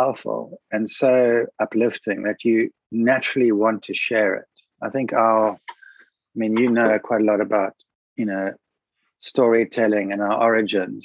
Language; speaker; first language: English; native; English